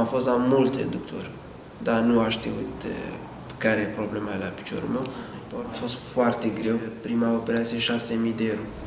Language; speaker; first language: Romanian; non-native, learner; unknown